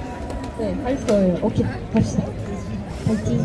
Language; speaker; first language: Korean; non-native, learner; Russian